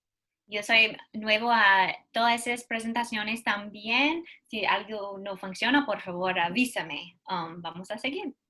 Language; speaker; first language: Spanish; non-native, learner; English